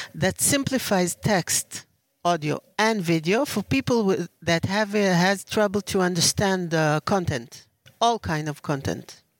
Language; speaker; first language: English; non-native, learner; Hebrew